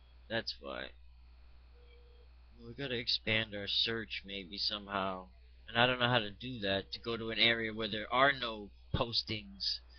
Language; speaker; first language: English; native; English